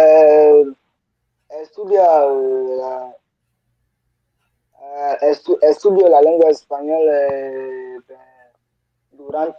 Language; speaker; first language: Spanish; non-native, learner; French